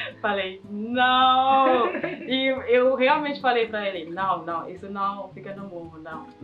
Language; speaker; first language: Portuguese; non-native, fluent; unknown